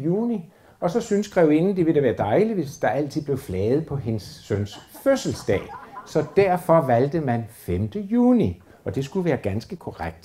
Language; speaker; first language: Danish; native; Danish